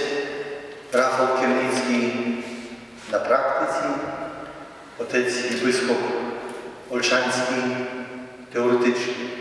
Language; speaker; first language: Ukrainian; non-native, fluent; Polish